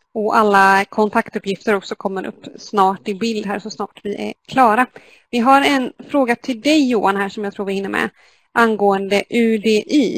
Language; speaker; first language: Swedish; native; Swedish